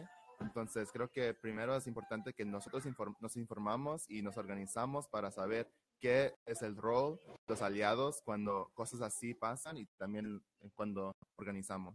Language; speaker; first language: Spanish; early bilingual, heritage; Spanish